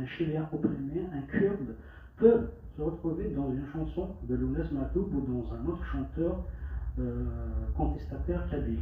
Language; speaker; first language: French; non-native, local second language; Kabyle